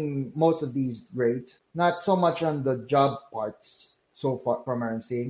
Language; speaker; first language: English; non-native, local second language; Filipino